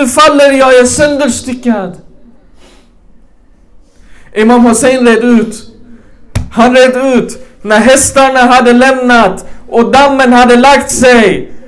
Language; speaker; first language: Swedish; early bilingual, other home language; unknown